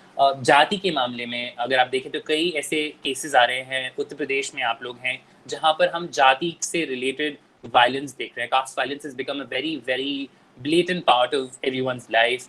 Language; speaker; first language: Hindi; native; Hindi